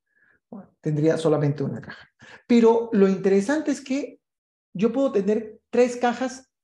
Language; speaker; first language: Spanish; native; Spanish